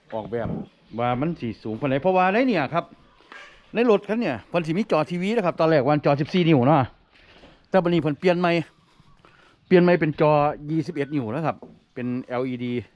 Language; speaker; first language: Thai; native; Thai